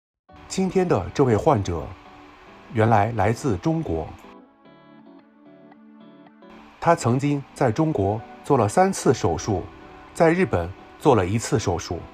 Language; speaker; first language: Chinese; native; Chinese